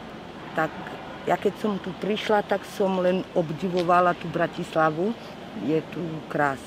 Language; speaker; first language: Slovak; non-native, local second language; Romany